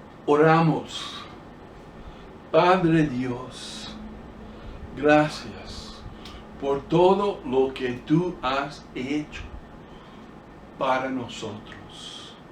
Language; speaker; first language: Spanish; non-native, fluent; English